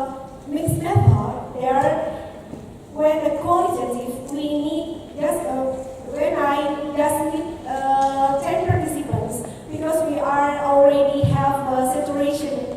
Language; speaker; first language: English; non-native, learner; Indonesian